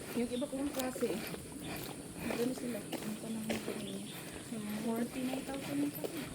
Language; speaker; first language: Filipino; non-native, local second language; Cebuano